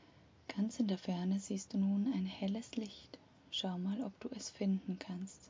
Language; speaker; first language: German; native; German